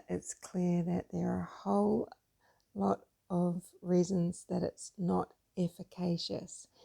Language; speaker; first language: English; native; English